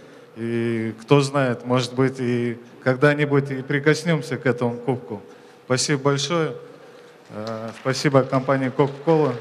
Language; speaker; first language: Russian; non-native, local second language; Kyrgyz